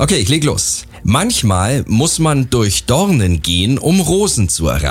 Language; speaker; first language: German; native; German